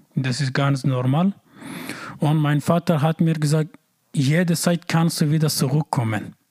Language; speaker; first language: German; non-native, learner; Persian